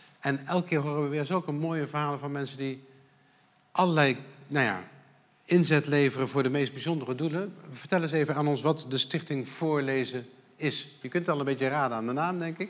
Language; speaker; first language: Dutch; native; Dutch